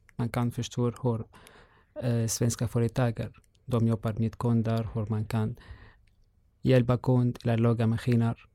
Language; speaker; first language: Swedish; non-native, learner; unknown